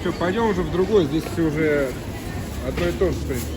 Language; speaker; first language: Russian; native; Russian